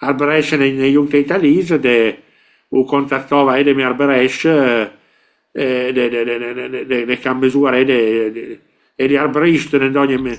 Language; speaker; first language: Albanian; non-native, learner; Italian